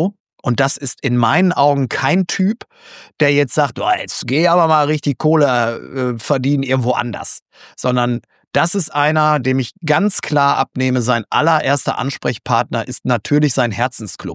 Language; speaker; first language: German; native; German